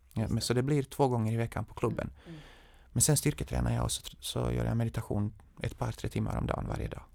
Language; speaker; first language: Swedish; non-native, fluent; Serbian